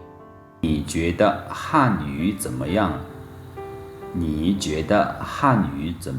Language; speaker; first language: Chinese; non-native, fluent; Lao